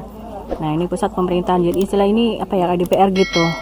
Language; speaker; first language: Indonesian; native; Indonesian